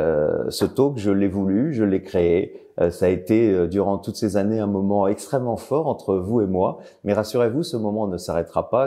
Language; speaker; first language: French; native; French